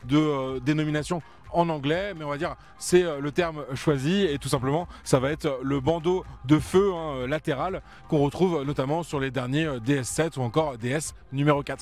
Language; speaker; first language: French; native; French